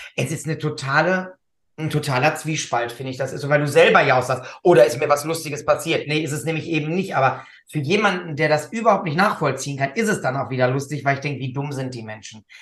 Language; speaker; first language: German; native; German